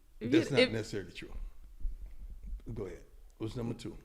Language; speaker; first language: English; native; English